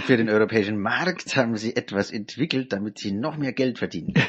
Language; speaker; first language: German; native; German